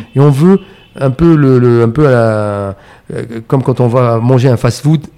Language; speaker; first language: French; non-native, local second language; Arabic